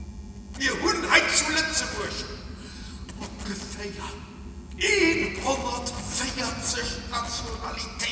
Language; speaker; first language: German; non-native, local second language; Luxembourgish